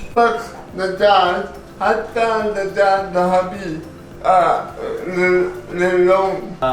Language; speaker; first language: Arabic; non-native, learner; Urdu